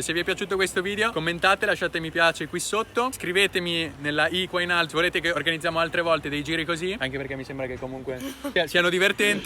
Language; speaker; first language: Italian; native; Italian